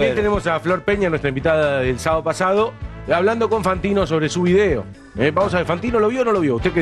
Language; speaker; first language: Spanish; native; Spanish